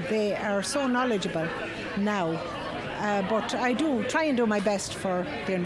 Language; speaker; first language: English; native; English